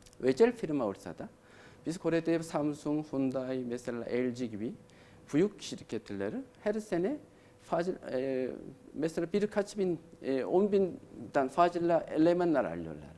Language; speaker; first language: Turkish; non-native, learner; Korean